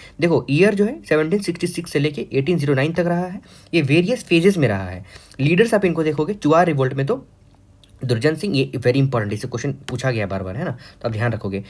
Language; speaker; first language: Hindi; native; Hindi